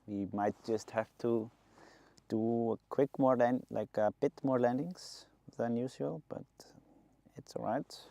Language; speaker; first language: English; non-native, fluent; Icelandic